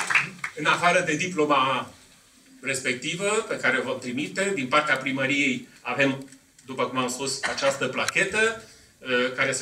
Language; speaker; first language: Romanian; native; Romanian